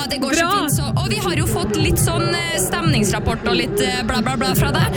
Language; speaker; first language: Norwegian; native; Norwegian